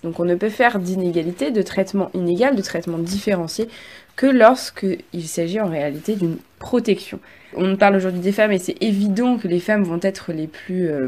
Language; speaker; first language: French; native; French